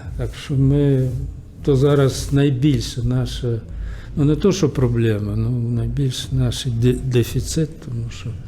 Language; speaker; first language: Ukrainian; native; Ukrainian